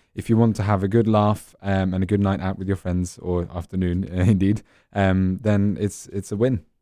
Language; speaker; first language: English; non-native, fluent; Norwegian